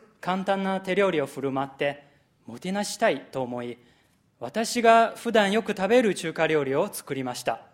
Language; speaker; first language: Japanese; non-native, fluent; Chinese